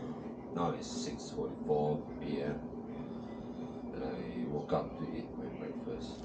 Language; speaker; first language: English; non-native, local second language; Chinese